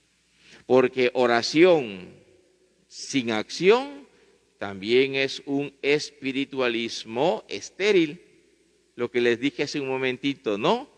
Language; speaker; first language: Spanish; native; Spanish